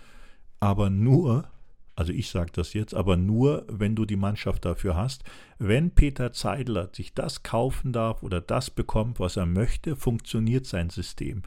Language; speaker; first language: German; native; German